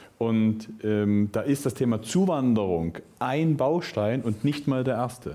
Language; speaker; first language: German; native; German